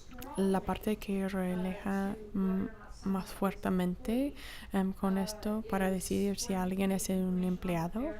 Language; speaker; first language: Spanish; non-native, fluent; English